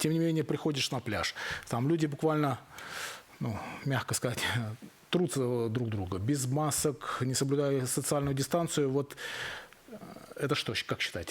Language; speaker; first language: Russian; native; Russian